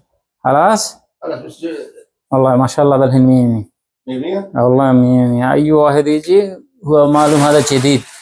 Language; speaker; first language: Arabic; non-native, learner; Bangla